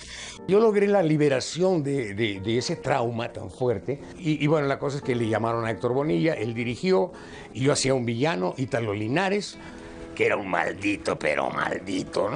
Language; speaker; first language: Spanish; native; Spanish